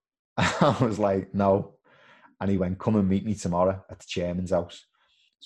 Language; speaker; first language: English; native; English